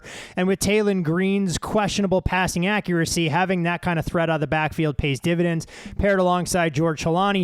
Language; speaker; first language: English; native; English